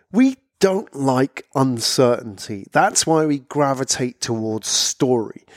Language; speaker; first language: English; native; English